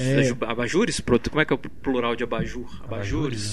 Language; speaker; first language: Portuguese; native; Portuguese